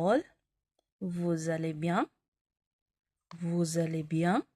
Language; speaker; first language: French; non-native, learner; Filipino